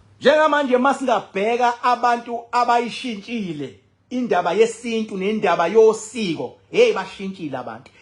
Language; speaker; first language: Zulu; native; Zulu